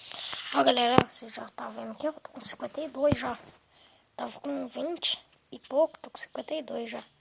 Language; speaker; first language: Portuguese; native; Portuguese